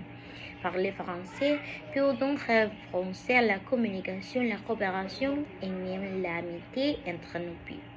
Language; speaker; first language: French; non-native, learner; Spanish